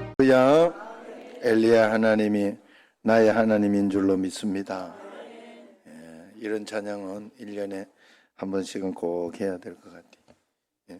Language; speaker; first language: Korean; native; Korean